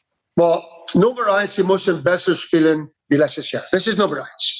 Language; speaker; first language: German; non-native, learner; English